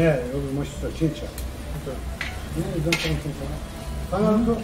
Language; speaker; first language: Korean; non-native, learner; Turkish